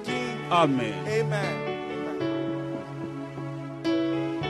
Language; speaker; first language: French; non-native, local second language; Lingala